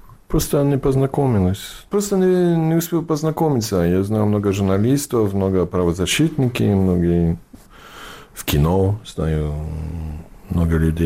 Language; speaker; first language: Russian; non-native, fluent; English